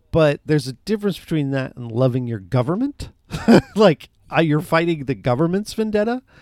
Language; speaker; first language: English; native; English